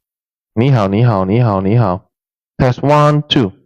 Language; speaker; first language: Chinese; non-native, learner; Filipino